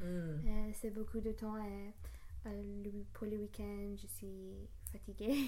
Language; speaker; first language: French; non-native, learner; English